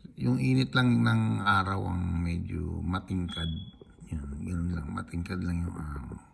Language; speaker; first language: Filipino; native; Filipino